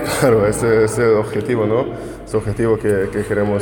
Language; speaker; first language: Spanish; non-native, fluent; Hungarian